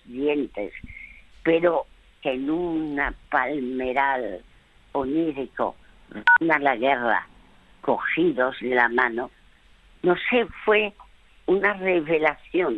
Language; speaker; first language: Spanish; early bilingual, other home language; French